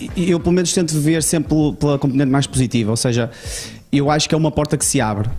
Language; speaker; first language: Portuguese; native; Portuguese